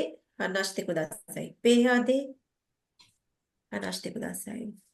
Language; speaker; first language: Japanese; non-native, fluent; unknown